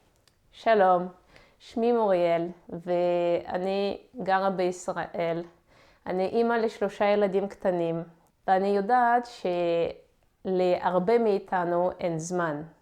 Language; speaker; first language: Hebrew; non-native, fluent; Russian